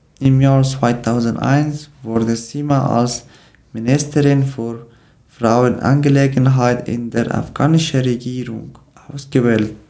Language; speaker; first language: German; non-native, learner; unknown